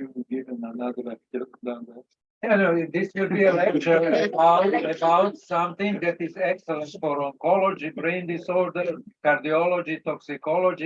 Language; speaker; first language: English; non-native, learner; Serbian